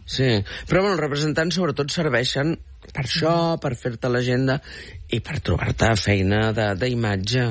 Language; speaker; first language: Catalan; native; Catalan